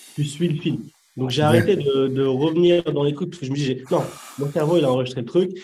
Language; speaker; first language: French; early bilingual, other home language; Arabic